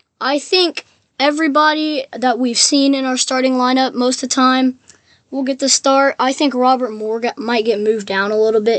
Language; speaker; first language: English; native; English